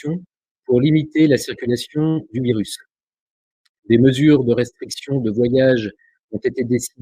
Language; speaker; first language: French; native; French